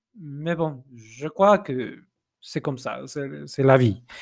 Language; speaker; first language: French; non-native, fluent; Spanish